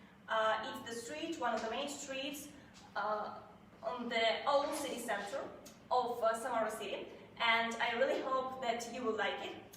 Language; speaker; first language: English; non-native, fluent; Russian